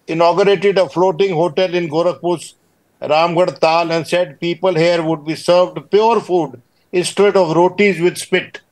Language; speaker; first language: Hindi; native; Hindi